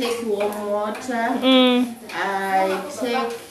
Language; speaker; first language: English; non-native, local second language; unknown